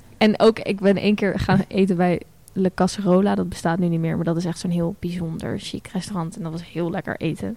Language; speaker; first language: Dutch; native; Dutch